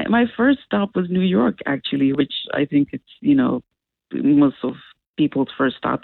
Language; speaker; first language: English; non-native, local second language; Akan